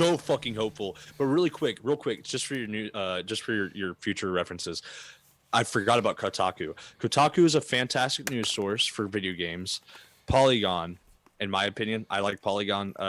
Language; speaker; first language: English; native; English